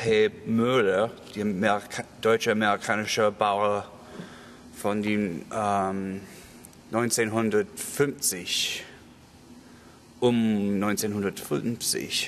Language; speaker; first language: German; non-native, learner; English